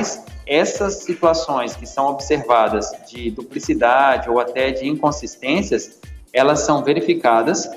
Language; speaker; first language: Portuguese; native; Portuguese